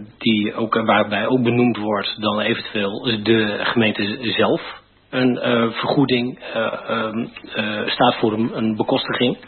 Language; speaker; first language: Dutch; native; Dutch